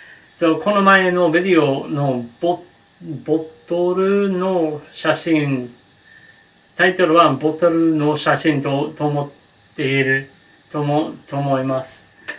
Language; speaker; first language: Japanese; non-native, learner; English